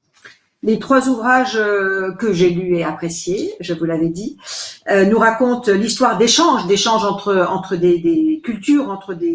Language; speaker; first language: French; native; French